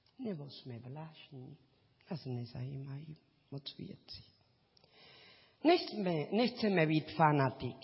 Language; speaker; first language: Czech; non-native, learner; Spanish